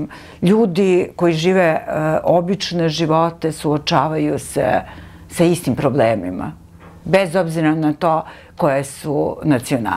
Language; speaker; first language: Serbian; native; Serbian